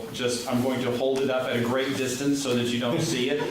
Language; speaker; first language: English; native; English